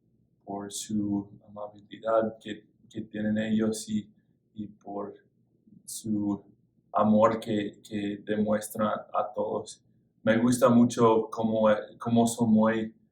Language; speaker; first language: Spanish; non-native, fluent; English